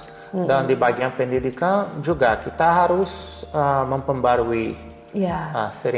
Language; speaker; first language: Indonesian; non-native, learner; Portuguese